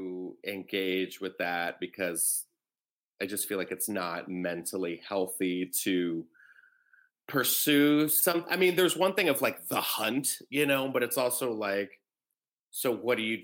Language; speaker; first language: English; native; English